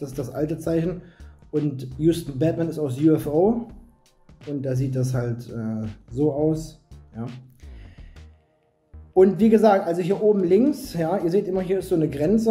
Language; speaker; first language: German; native; German